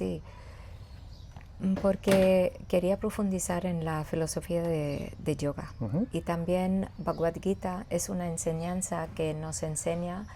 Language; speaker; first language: Spanish; non-native, fluent; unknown